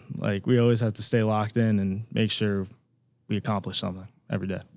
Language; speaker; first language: English; native; English